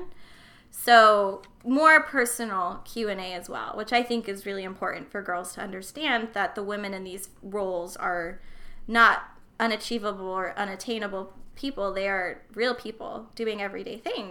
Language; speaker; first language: English; native; English